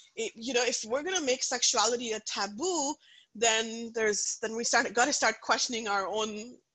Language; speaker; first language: English; non-native, local second language; Punjabi